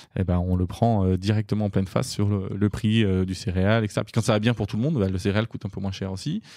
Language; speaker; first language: French; native; French